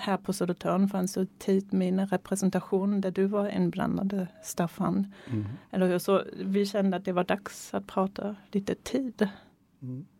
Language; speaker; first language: Swedish; non-native, fluent; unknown